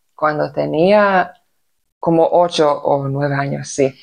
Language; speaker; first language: Spanish; non-native, fluent; Serbian